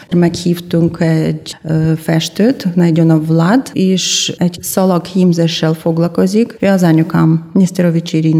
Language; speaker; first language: Hungarian; non-native, fluent; Russian